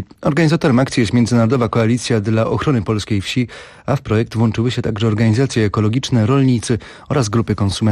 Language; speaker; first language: Polish; native; Polish